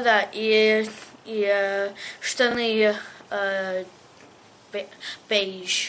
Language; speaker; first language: Russian; early bilingual, heritage; Russian